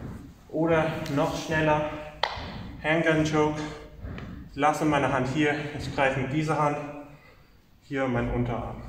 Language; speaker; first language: German; non-native, fluent; English